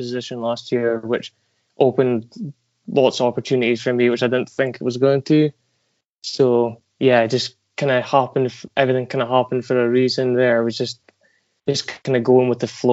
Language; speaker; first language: English; native; English